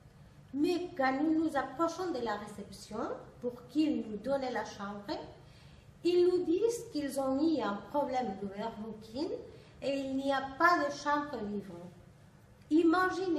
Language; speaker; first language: French; non-native, learner; Spanish